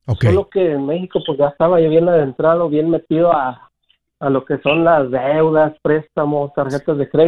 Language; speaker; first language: Spanish; native; Spanish